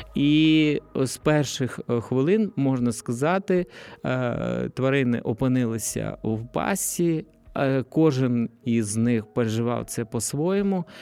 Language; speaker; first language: Ukrainian; native; Ukrainian